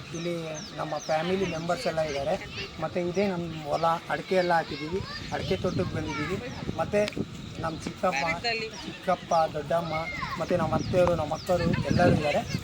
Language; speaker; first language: Kannada; non-native, local second language; Urdu